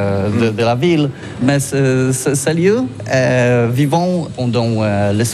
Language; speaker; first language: French; non-native, learner; Polish